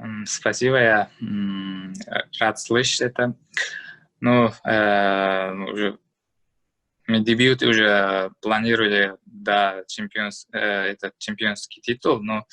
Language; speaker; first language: Russian; non-native, learner; Uzbek